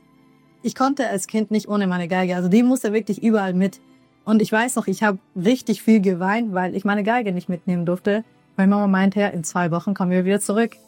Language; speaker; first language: German; early bilingual, other home language; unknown